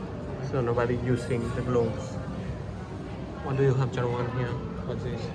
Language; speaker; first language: English; non-native, learner; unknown